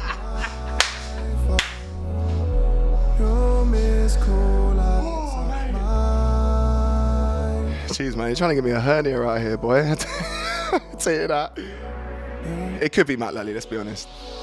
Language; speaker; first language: English; native; English